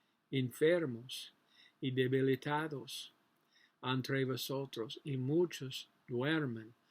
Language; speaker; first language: Spanish; non-native, learner; English